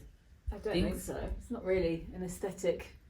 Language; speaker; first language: English; native; English